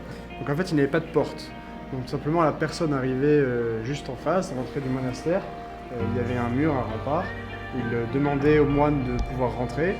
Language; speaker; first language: French; native; French